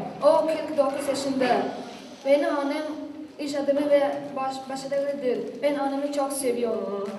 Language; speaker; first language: Turkish; non-native, learner; Tajik